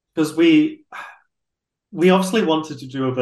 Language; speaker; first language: English; native; English